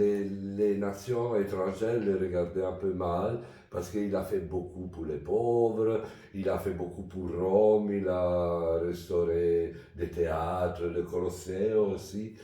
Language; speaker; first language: French; non-native, fluent; Italian